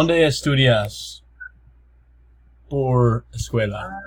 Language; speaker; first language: Spanish; non-native, learner; English